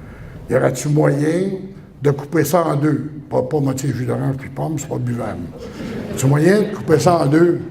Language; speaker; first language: French; native; French